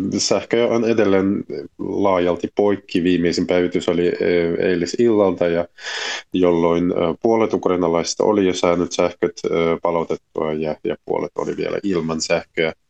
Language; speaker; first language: Finnish; non-native, fluent; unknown